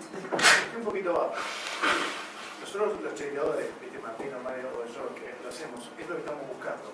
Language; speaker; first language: Spanish; native; Spanish